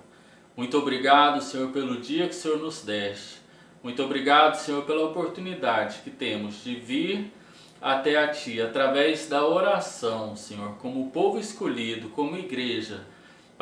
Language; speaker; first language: Portuguese; native; Portuguese